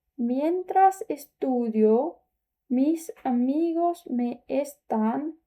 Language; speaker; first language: Spanish; non-native, learner; English